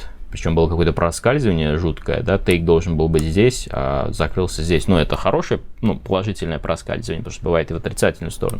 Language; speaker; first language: Russian; native; Russian